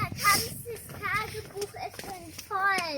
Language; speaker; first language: German; early bilingual, other home language; English